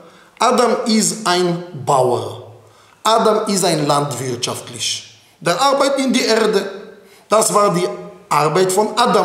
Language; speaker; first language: German; non-native, fluent; Hebrew